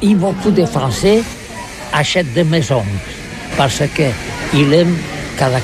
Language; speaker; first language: French; non-native, learner; Catalan